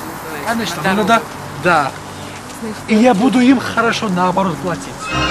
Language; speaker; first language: Russian; non-native, fluent; Mingrelian